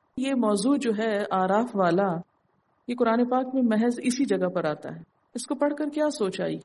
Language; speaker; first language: Urdu; native; Urdu